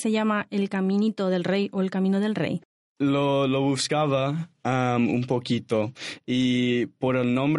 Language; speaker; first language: Spanish; non-native, learner; English